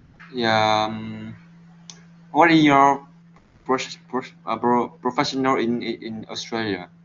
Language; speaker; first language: English; non-native, learner; Vietnamese